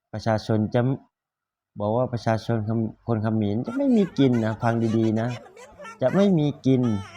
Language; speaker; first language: Thai; native; Thai